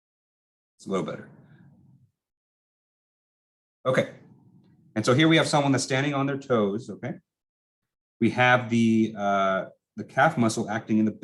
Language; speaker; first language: English; native; English